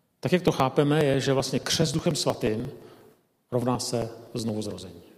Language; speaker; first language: Czech; native; Czech